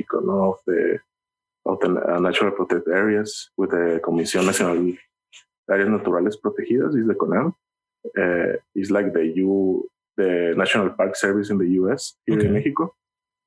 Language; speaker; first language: English; non-native, learner; Spanish